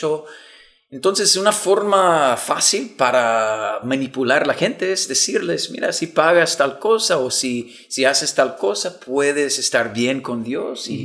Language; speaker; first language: Spanish; non-native, fluent; English